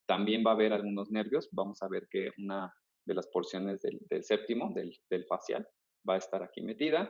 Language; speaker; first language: Spanish; native; Spanish